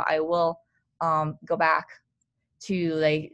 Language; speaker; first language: English; non-native, fluent; Italian